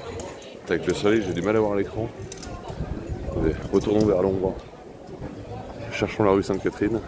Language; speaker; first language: French; native; French